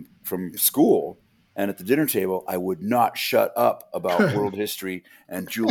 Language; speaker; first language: English; native; English